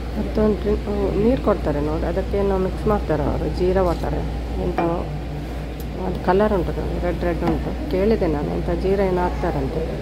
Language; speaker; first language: Kannada; non-native, local second language; Tulu